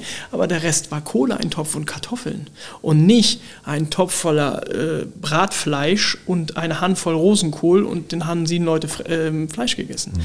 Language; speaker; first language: German; native; German